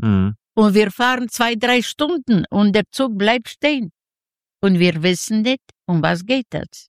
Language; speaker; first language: German; non-native, learner; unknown